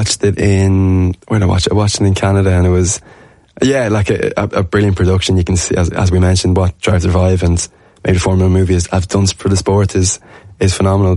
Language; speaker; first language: English; native; English